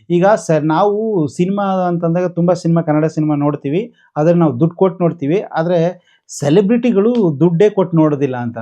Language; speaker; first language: Kannada; native; Kannada